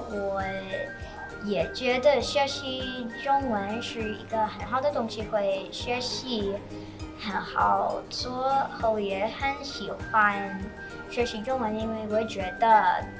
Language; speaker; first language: Chinese; non-native, learner; English